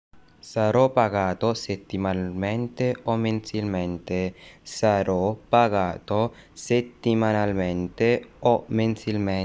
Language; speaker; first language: Italian; non-native, learner; Urdu